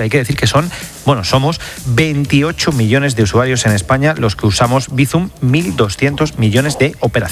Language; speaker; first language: Spanish; native; Spanish